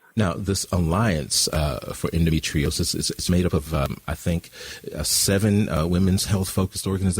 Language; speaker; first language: English; native; English